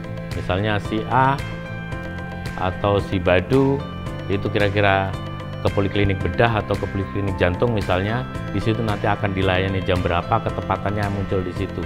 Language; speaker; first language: Indonesian; non-native, local second language; Javanese